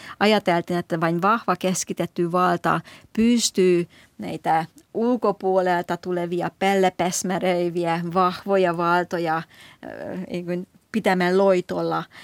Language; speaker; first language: Finnish; non-native, fluent; Hungarian